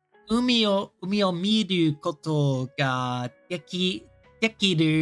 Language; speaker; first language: Japanese; non-native, learner; English